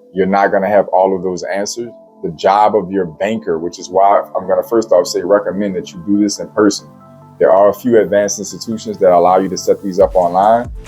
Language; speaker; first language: English; native; English